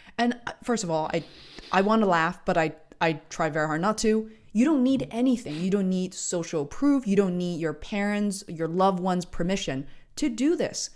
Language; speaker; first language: English; non-native, fluent; Chinese